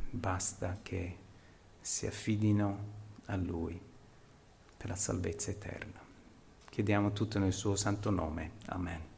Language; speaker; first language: Italian; non-native, fluent; English